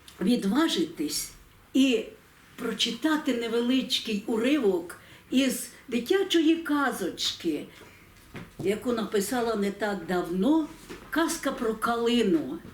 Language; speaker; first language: Ukrainian; native; Ukrainian